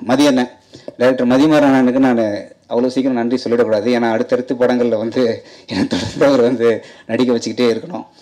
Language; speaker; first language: Tamil; native; Tamil